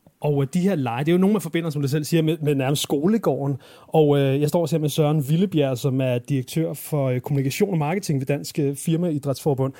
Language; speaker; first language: Danish; native; Danish